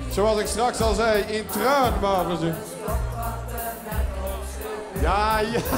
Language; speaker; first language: Dutch; native; Dutch